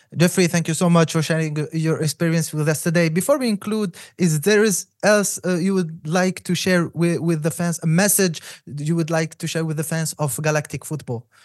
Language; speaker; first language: English; non-native, fluent; Arabic